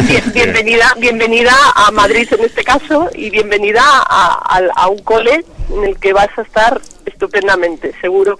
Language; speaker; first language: Spanish; native; Spanish